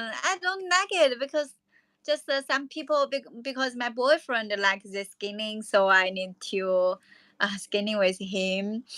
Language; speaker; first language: English; non-native, learner; Chinese